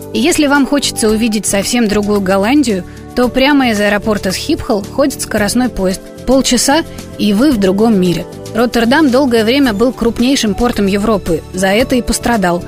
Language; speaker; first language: Russian; native; Russian